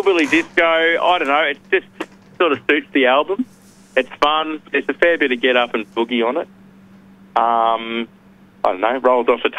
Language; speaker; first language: English; native; English